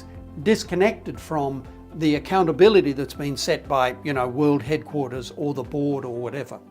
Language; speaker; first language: English; native; English